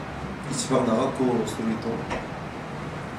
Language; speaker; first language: Japanese; non-native, learner; Korean